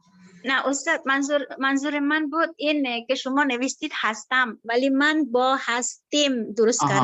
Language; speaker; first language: Persian; non-native, learner; Indonesian